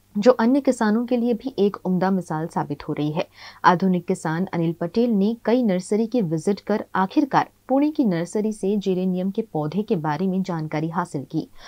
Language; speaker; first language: Hindi; non-native, local second language; Gujarati